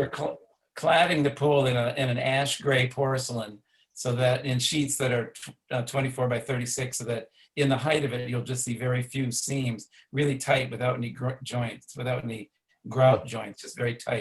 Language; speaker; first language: English; native; English